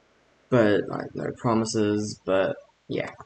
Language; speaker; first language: English; native; English